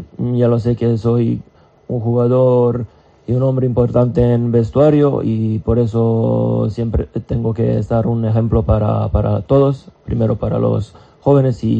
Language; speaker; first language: Spanish; non-native, fluent; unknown